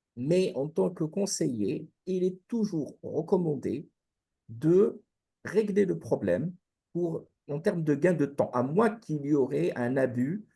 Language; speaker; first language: French; non-native, local second language; Arabic